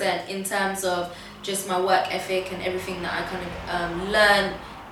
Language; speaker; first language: English; native; English